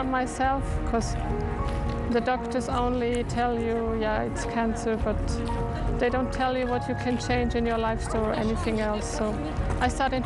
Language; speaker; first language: English; non-native, fluent; German